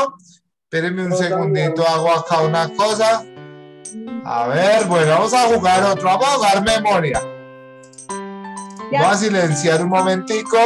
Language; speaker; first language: Spanish; native; Spanish